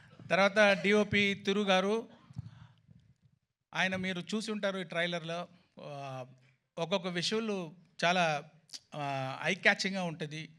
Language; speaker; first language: Telugu; non-native, fluent; Tamil